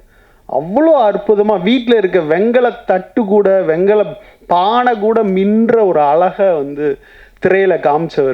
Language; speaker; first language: Tamil; native; Tamil